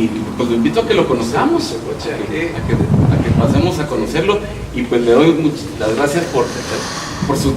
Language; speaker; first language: Spanish; native; Spanish